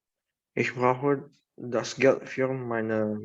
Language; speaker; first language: German; non-native, learner; Indonesian